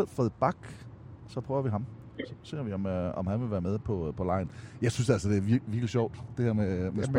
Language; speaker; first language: Danish; native; Danish